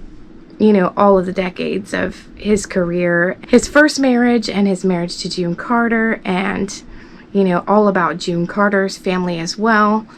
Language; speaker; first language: English; native; English